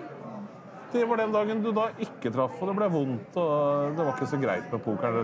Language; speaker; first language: Norwegian; native; Norwegian